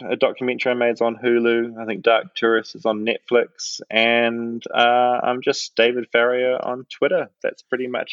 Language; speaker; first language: English; native; English